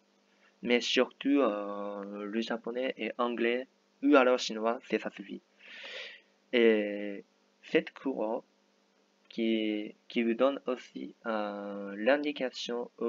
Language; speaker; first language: French; non-native, fluent; Japanese